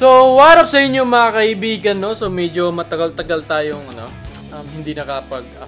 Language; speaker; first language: Filipino; early bilingual, heritage; Filipino